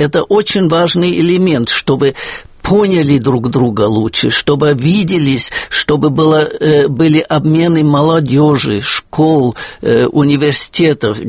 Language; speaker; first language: Russian; non-native, fluent; German